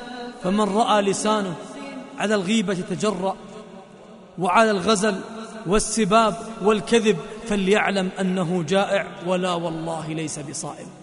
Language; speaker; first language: Arabic; native; Arabic